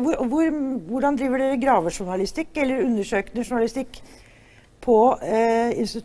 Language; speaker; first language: Norwegian; native; Norwegian